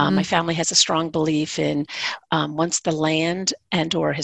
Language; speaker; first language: English; native; English